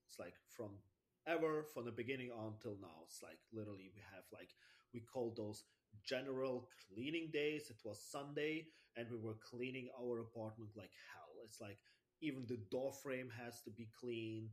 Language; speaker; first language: English; non-native, fluent; German